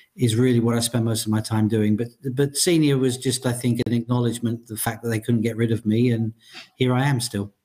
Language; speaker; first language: English; native; English